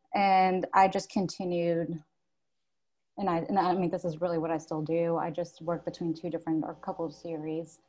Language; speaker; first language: English; native; English